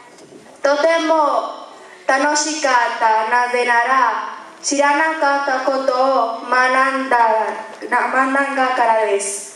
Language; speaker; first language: Japanese; non-native, learner; Spanish